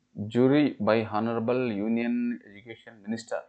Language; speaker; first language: English; non-native, local second language; Kannada